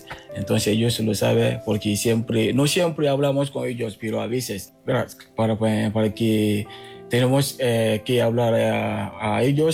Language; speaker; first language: Spanish; non-native, learner; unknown